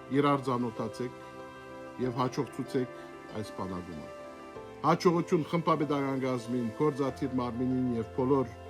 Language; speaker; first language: Armenian; early bilingual, heritage; Armenian